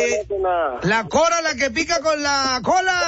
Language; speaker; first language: Spanish; native; Spanish